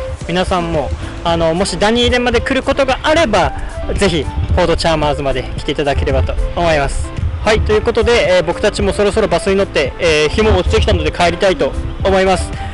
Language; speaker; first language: Japanese; native; Japanese